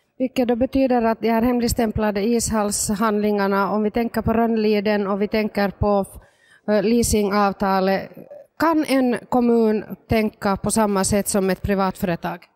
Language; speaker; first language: Swedish; native; Swedish